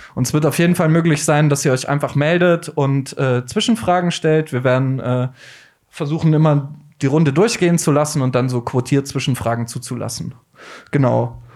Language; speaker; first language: German; native; German